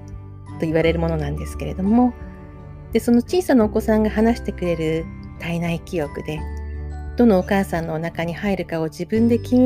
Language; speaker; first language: Japanese; native; Japanese